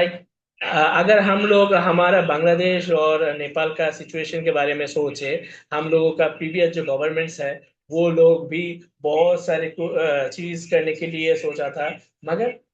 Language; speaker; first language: Hindi; non-native, fluent; Bangla